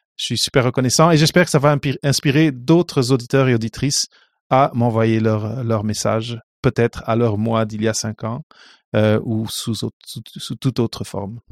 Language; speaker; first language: French; native; French